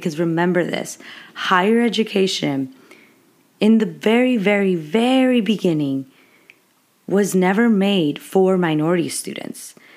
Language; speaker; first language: English; early bilingual, other home language; Spanish